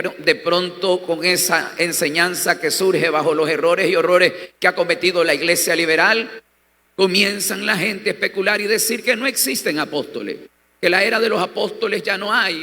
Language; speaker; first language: Spanish; native; Spanish